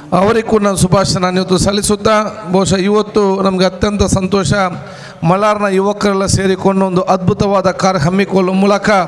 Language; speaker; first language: Kannada; non-native, local second language; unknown